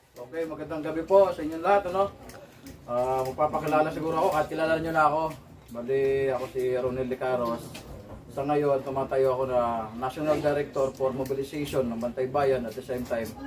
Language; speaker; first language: Filipino; native; Filipino